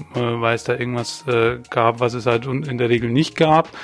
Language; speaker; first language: German; native; German